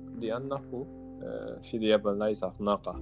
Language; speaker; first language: Arabic; non-native, learner; Japanese